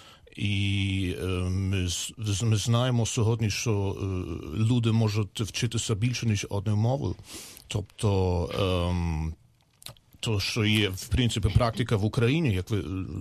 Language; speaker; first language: Ukrainian; non-native, learner; German